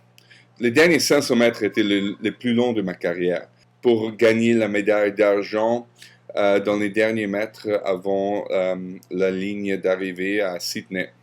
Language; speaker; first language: French; non-native, fluent; German